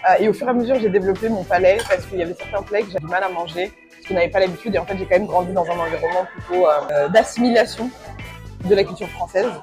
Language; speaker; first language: French; native; French